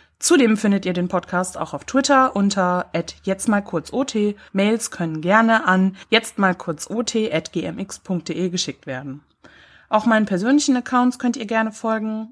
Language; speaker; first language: German; native; German